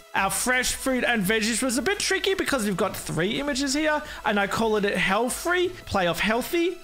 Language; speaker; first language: English; native; English